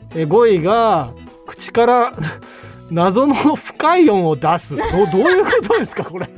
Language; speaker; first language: Japanese; native; Japanese